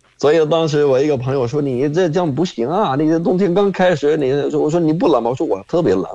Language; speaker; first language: Chinese; non-native, fluent; Arabic